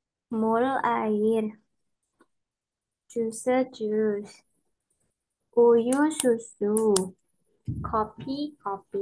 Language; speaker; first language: Korean; non-native, learner; Indonesian